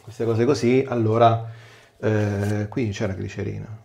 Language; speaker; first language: Italian; native; Italian